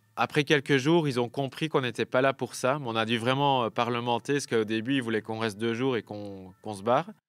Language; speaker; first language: French; native; French